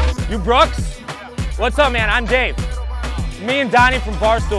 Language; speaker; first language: English; native; English